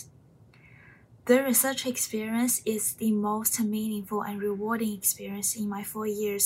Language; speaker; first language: English; non-native, fluent; Chinese